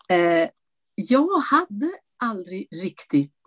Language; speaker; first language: Swedish; non-native, fluent; Italian